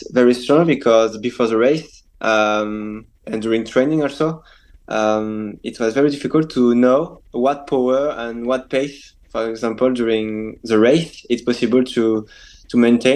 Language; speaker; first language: English; non-native, learner; French